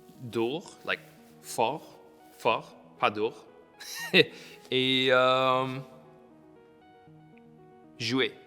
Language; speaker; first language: French; non-native, local second language; English